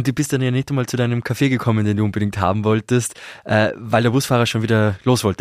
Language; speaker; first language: German; native; German